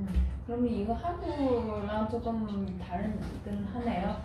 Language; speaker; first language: Korean; non-native, fluent; Chinese